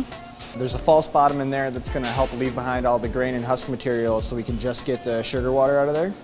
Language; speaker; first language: English; native; English